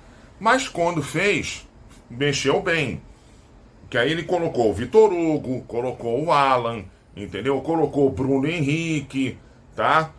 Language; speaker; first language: Portuguese; native; Portuguese